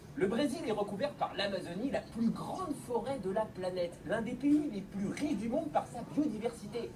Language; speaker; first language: French; native; French